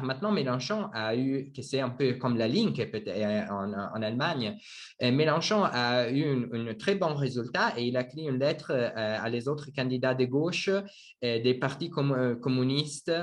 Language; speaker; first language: French; non-native, learner; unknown